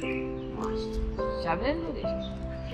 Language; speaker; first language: Japanese; early bilingual, heritage; Chinese